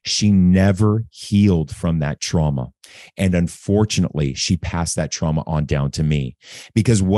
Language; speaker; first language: English; native; English